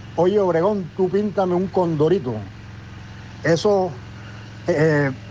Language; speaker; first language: Spanish; native; Spanish